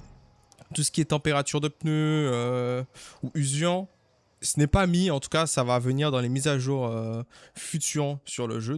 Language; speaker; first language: French; native; French